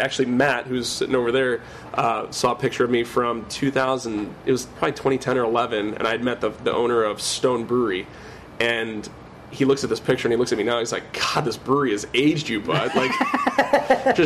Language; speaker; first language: English; native; English